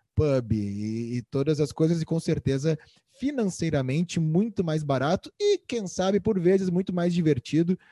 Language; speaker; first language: Portuguese; native; Portuguese